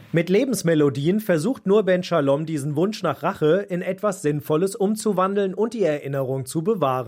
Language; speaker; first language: German; native; German